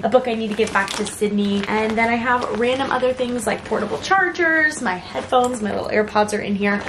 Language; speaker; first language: English; native; English